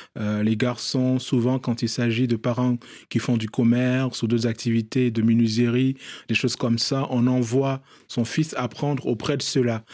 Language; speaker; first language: French; non-native, local second language; Bambara